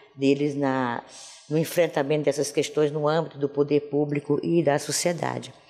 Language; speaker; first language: Portuguese; native; Portuguese